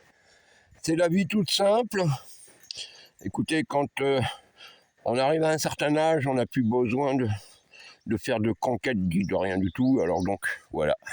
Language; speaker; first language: French; native; French